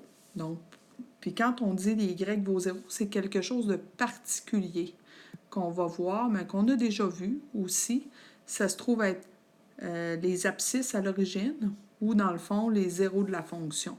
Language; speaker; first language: French; native; French